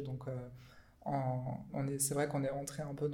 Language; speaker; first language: French; native; French